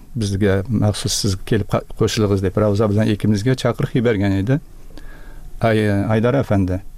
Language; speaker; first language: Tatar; early bilingual, heritage; Tatar